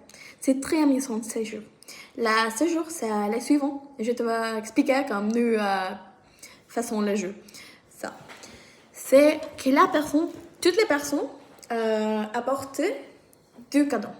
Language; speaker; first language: French; non-native, learner; Spanish